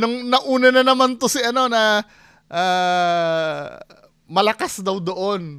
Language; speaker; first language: Filipino; native; Filipino